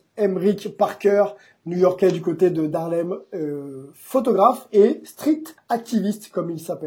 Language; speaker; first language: French; native; French